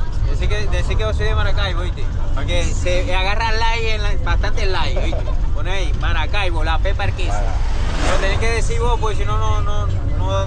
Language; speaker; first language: Spanish; native; Spanish